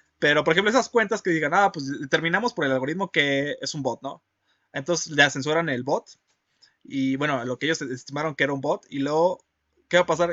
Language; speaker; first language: Spanish; native; Spanish